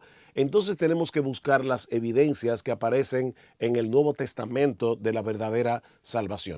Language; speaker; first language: Spanish; native; Spanish